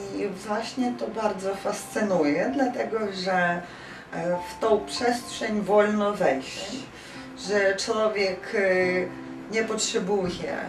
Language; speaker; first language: Polish; non-native, fluent; Ukrainian